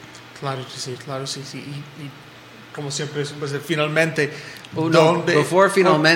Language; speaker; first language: Spanish; non-native, fluent; English